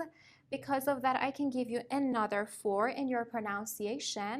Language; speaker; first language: English; non-native, fluent; Persian